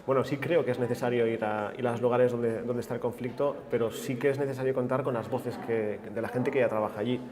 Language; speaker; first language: Spanish; native; Spanish